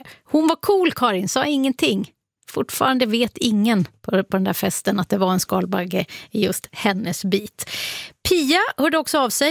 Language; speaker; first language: Swedish; native; Swedish